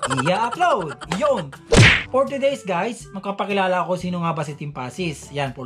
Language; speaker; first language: Filipino; native; Filipino